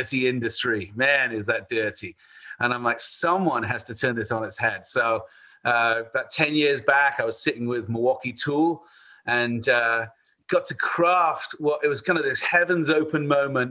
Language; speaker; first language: English; native; English